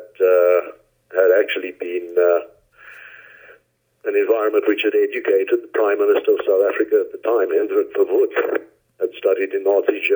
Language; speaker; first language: English; native; English